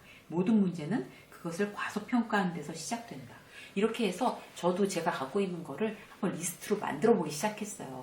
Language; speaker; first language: Korean; native; Korean